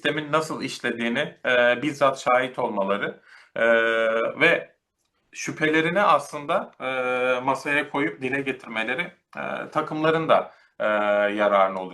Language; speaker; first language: Turkish; native; Turkish